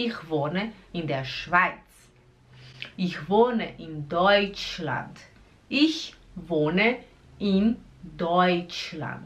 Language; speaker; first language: German; non-native, fluent; Portuguese